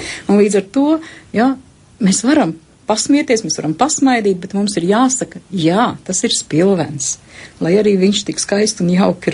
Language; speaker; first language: Latvian; native; Latvian